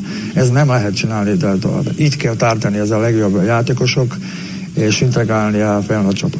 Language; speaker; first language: Hungarian; non-native, learner; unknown